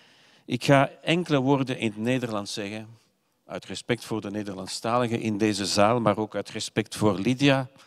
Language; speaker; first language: Dutch; non-native, local second language; French